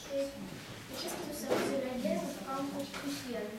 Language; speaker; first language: French; non-native, learner; Russian